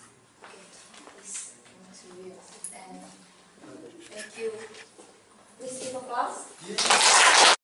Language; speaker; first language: English; non-native, learner; Indonesian